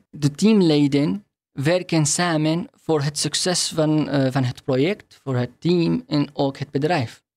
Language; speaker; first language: Dutch; non-native, fluent; Arabic